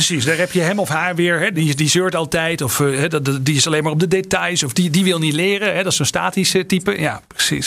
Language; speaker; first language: Dutch; native; Dutch